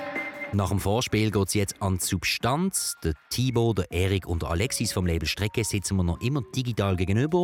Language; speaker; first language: German; native; German